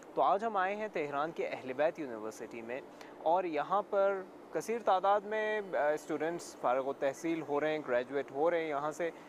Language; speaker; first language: Urdu; native; Urdu